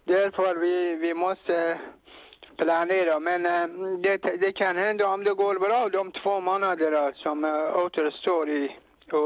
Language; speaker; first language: Swedish; non-native, learner; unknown